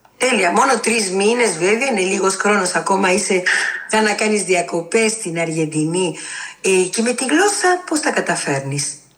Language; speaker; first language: Greek; early bilingual, heritage; Greek